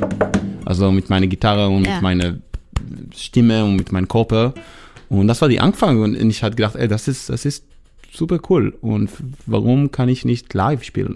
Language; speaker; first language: German; non-native, learner; Hebrew